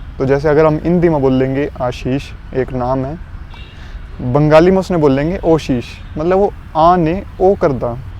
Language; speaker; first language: Hindi; native; Hindi